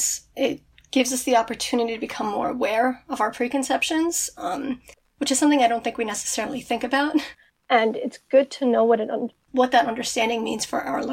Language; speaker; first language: English; native; English